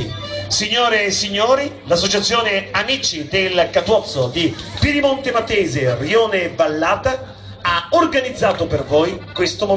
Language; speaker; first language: Italian; native; Italian